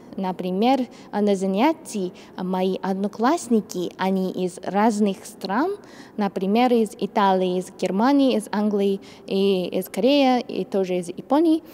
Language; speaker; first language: Russian; non-native, fluent; Japanese